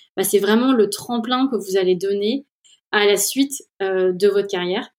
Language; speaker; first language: French; native; French